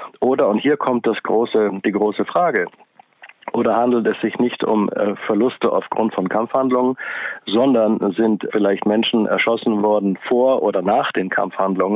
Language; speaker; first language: German; native; German